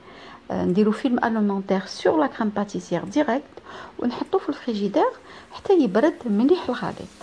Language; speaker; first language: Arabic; native; Arabic